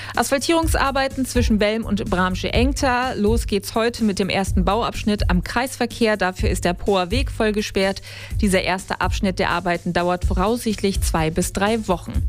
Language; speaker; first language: German; native; German